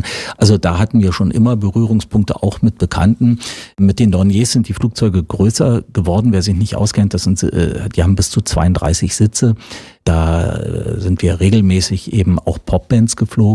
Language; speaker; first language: German; native; German